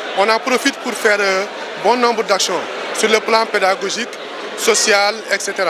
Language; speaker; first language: French; non-native, local second language; Wolof